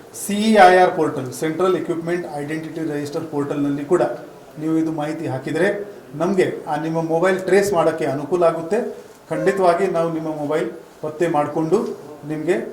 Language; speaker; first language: Kannada; non-native, fluent; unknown